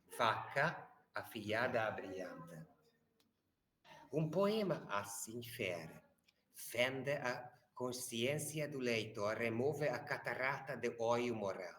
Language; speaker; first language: Portuguese; non-native, learner; Hungarian